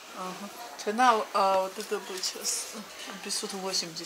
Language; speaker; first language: Russian; non-native, learner; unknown